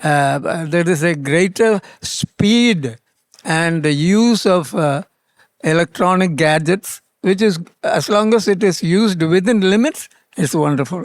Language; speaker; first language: English; non-native, local second language; Malayalam